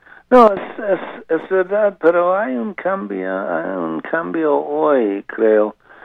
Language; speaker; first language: Spanish; non-native, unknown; English